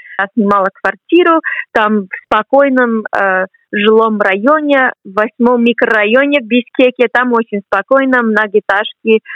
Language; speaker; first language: Russian; non-native, fluent; English